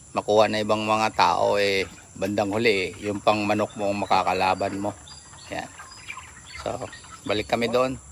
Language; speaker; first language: Filipino; native; Filipino